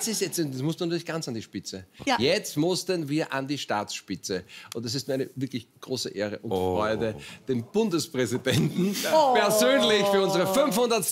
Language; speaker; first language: German; native; German